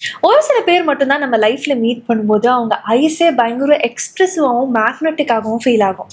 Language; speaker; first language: Tamil; native; Tamil